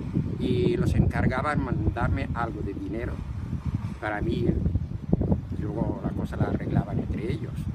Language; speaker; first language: Spanish; non-native, fluent; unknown